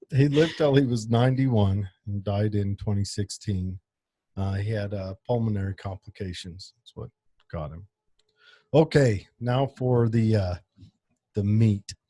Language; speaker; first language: English; native; English